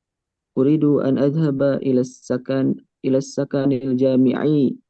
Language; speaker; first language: Arabic; non-native, learner; Indonesian